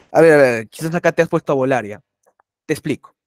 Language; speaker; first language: Spanish; native; Spanish